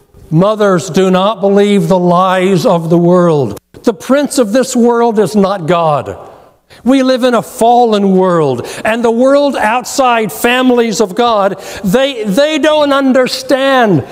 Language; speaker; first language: English; native; English